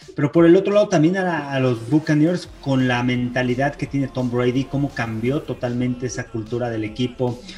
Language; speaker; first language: Spanish; native; Spanish